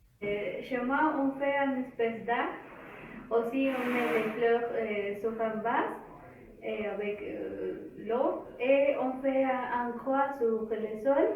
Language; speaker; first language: French; non-native, learner; Spanish